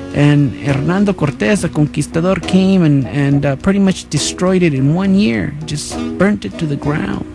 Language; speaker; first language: English; early bilingual, other home language; Spanish